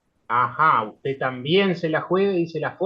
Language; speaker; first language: Spanish; native; Spanish